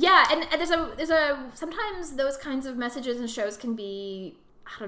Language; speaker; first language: English; native; English